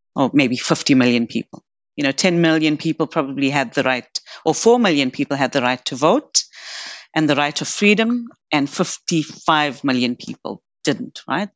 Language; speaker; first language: English; native; English